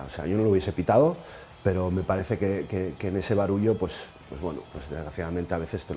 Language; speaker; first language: Spanish; native; Spanish